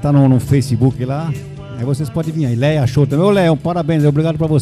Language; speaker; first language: Portuguese; native; Portuguese